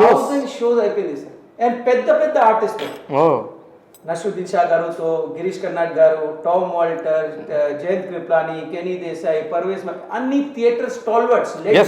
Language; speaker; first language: Telugu; non-native, learner; Hindi